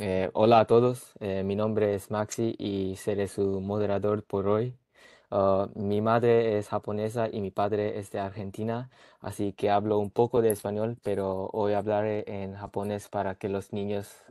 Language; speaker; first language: Spanish; early bilingual, heritage; Japanese